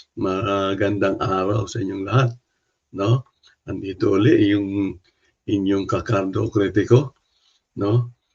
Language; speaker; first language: Filipino; non-native, local second language; Cebuano